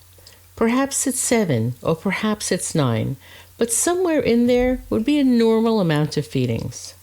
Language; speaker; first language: English; native; English